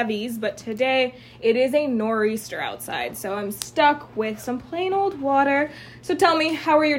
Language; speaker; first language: English; native; English